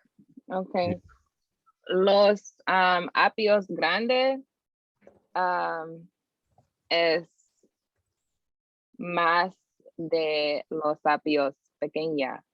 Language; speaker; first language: Spanish; non-native, learner; English